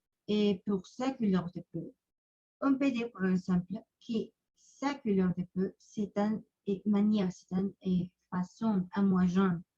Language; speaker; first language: French; non-native, learner; Spanish